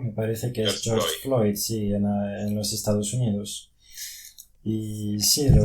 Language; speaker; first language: Spanish; non-native, fluent; French